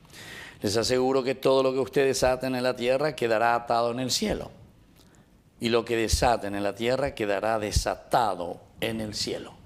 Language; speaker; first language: Spanish; native; Spanish